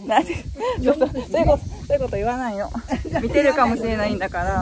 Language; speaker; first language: Japanese; native; Japanese